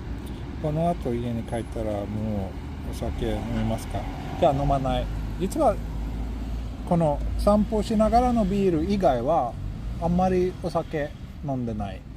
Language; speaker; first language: Japanese; non-native, fluent; Swedish